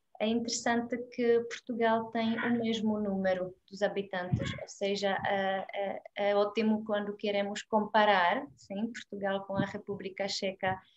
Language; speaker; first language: Portuguese; non-native, fluent; Czech